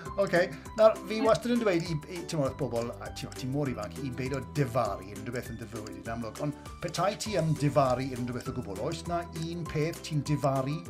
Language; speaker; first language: Welsh; native; Welsh